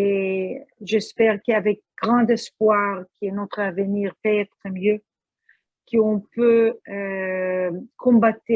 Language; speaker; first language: French; non-native, fluent; Hebrew